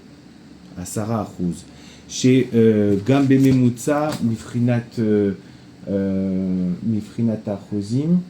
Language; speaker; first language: Hebrew; non-native, fluent; French